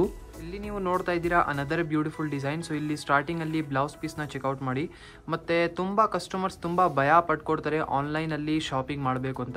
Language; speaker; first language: Kannada; native; Kannada